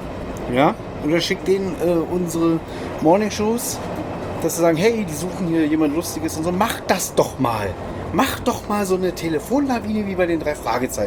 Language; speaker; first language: German; native; German